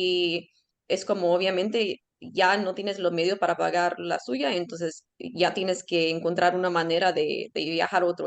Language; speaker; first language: Spanish; early bilingual, heritage; Spanish